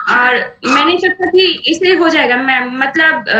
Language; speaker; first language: Hindi; non-native, local second language; Bangla